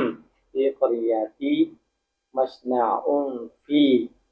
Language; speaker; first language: Arabic; non-native, learner; Indonesian